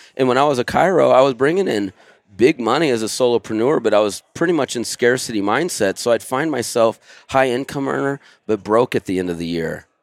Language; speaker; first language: English; native; English